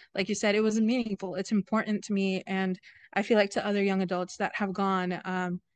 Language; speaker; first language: English; native; English